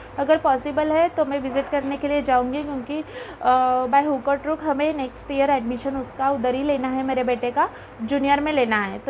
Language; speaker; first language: Hindi; non-native, local second language; Marathi